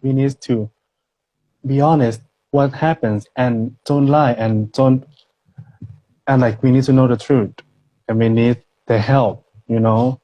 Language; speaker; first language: English; non-native, fluent; Thai